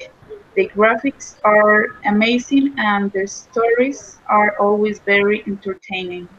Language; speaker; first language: English; non-native, learner; Spanish